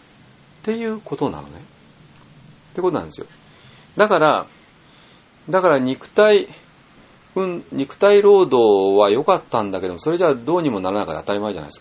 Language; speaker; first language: Japanese; native; Japanese